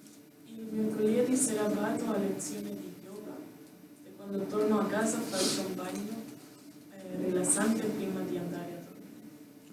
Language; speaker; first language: Italian; non-native, learner; Russian